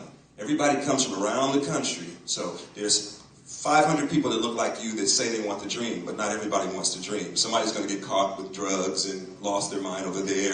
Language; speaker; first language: English; native; English